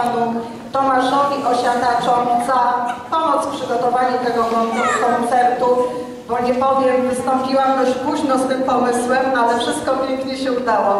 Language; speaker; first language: Polish; native; Polish